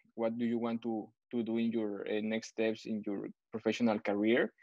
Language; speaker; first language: English; non-native, fluent; Spanish